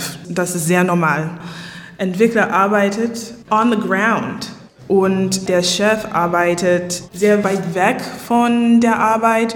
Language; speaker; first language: German; non-native, learner; English